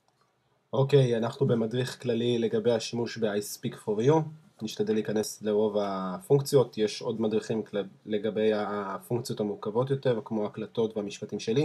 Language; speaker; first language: Hebrew; native; Hebrew